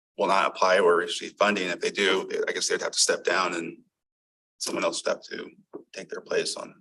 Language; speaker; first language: English; native; English